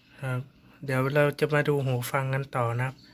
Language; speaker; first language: Thai; native; Thai